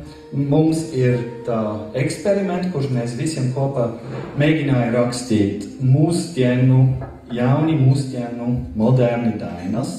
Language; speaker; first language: Latvian; non-native, learner; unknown